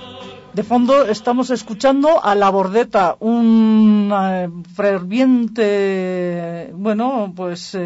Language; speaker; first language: Spanish; native; Spanish